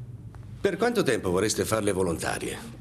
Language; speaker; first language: Italian; native; Italian